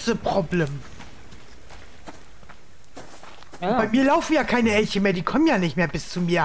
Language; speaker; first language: German; native; German